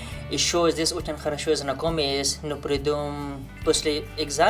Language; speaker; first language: Russian; non-native, learner; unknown